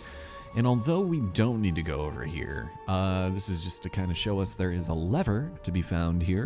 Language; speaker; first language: English; native; English